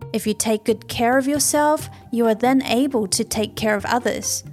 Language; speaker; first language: English; early bilingual, other home language; Chinese